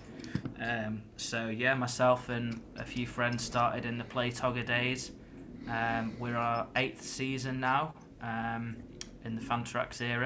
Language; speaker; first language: English; native; English